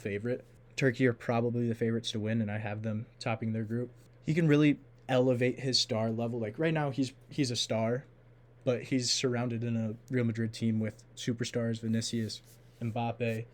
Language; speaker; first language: English; native; English